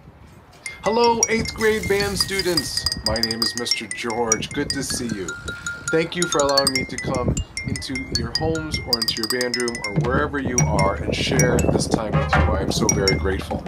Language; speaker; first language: English; native; English